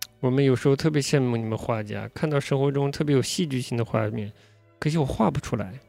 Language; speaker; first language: Chinese; native; Chinese